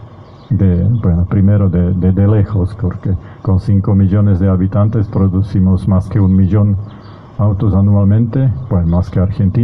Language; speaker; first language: Spanish; non-native, fluent; Slovak